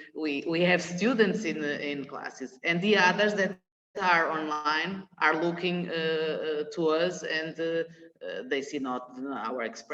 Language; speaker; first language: English; non-native, learner; Portuguese